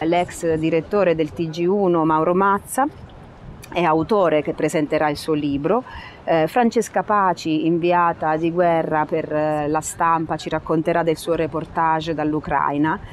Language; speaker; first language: Italian; native; Italian